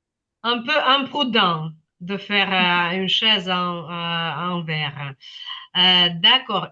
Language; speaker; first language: French; non-native, fluent; Ukrainian